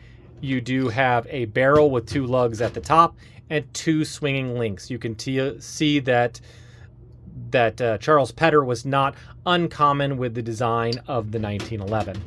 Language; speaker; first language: English; native; English